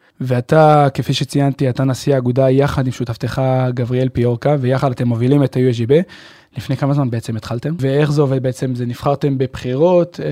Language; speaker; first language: Hebrew; native; Hebrew